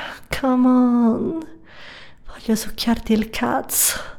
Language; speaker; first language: Italian; native; Italian